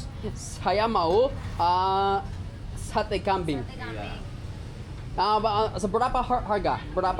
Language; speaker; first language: Indonesian; non-native, learner; English